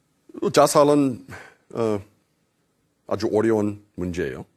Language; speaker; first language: Korean; non-native, fluent; English